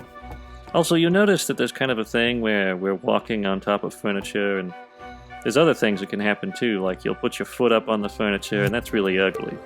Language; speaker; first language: English; native; English